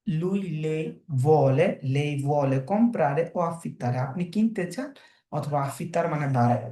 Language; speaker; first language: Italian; non-native, fluent; Bangla